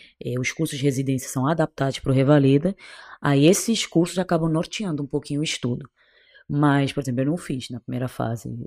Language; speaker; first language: Portuguese; non-native, local second language; Kabuverdianu